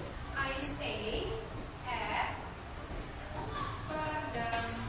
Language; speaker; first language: English; non-native, fluent; Indonesian